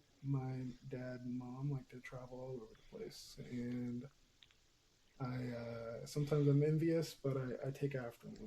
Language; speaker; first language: English; native; English